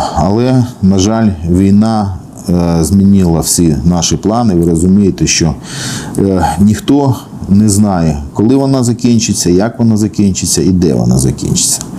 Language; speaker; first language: Ukrainian; non-native, local second language; Russian